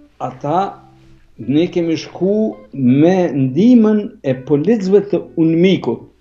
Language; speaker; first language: Albanian; native; Albanian